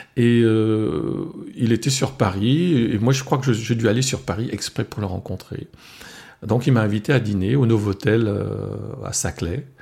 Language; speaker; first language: French; non-native, local second language; Swiss German